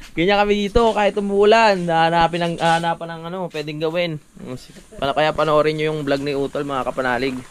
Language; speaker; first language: Filipino; native; Filipino